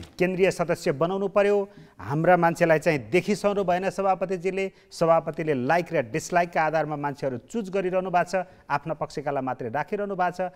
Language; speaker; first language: Nepali; native; Nepali